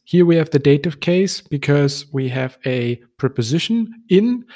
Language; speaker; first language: English; non-native, fluent; German